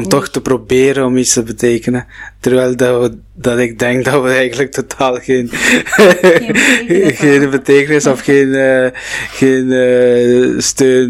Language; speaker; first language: Dutch; non-native, local second language; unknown